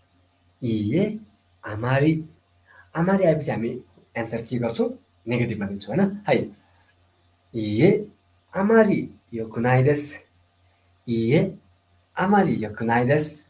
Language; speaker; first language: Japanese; non-native, fluent; Nepali